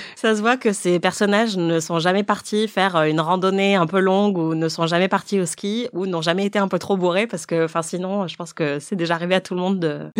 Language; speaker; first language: French; native; French